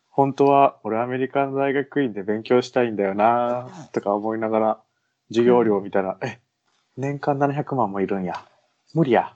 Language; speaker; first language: Japanese; native; Japanese